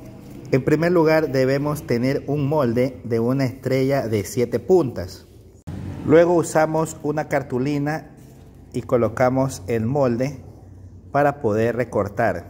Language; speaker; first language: Spanish; native; Spanish